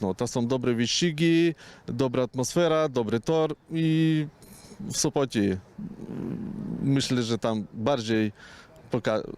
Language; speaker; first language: Polish; non-native, fluent; Ukrainian